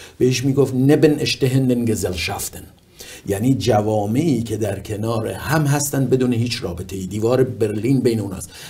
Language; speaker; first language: Persian; native; Persian